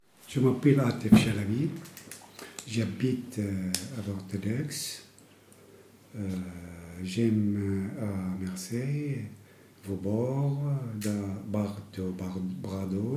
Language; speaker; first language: French; non-native, learner; Arabic